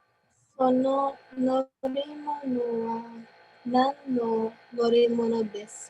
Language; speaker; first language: Japanese; non-native, learner; Filipino